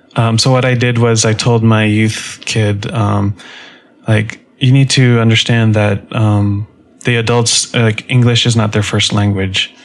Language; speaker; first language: English; native; English